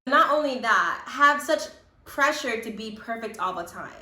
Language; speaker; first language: English; native; English